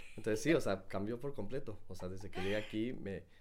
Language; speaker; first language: Spanish; native; Spanish